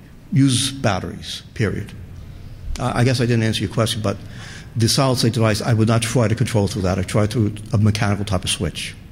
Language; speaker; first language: English; native; English